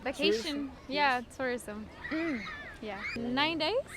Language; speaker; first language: English; non-native, fluent; Spanish